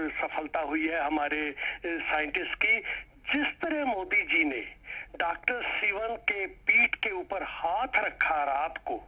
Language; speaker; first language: Hindi; native; Hindi